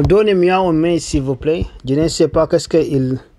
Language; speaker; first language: French; non-native, learner; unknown